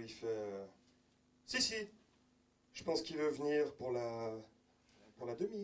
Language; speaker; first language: French; native; French